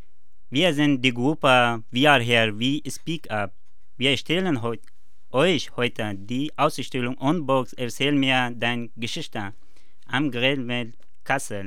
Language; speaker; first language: German; non-native, learner; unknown